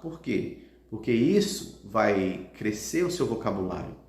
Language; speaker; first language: Portuguese; early bilingual, heritage; Portuguese